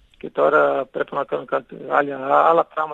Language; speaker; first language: Greek; non-native, learner; Portuguese